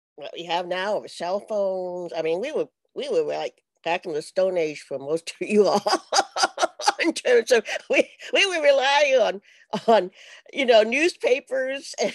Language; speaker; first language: English; native; English